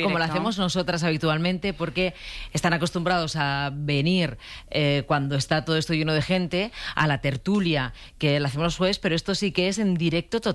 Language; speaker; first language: Spanish; native; Spanish